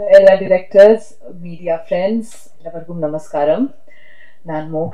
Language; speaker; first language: Tamil; non-native, learner; Bangla